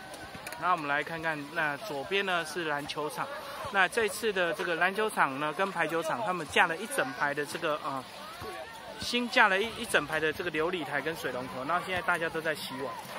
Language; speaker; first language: Chinese; native; Chinese